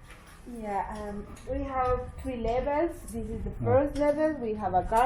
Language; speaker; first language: English; non-native, learner; Spanish